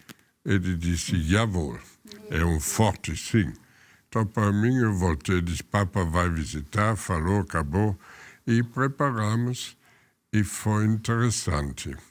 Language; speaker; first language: Portuguese; non-native, fluent; German